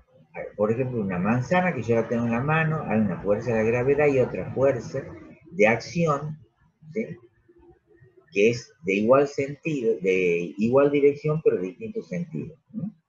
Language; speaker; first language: Spanish; native; Spanish